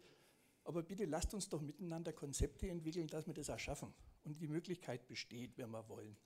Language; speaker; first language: German; native; German